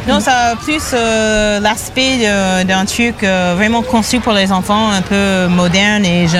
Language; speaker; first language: French; non-native, fluent; English